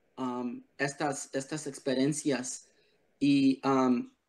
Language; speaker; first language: Spanish; early bilingual, heritage; Spanish